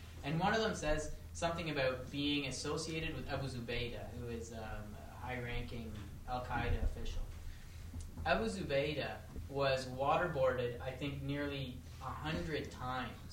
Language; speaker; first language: English; native; English